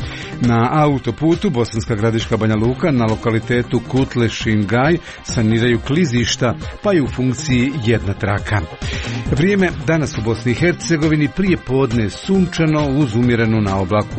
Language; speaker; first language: Croatian; native; Croatian